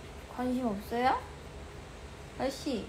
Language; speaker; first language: Korean; early bilingual, heritage; Korean